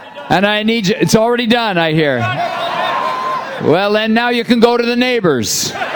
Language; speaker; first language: English; native; English